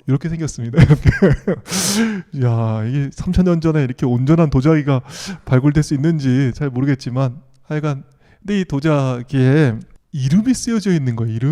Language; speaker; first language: Korean; native; Korean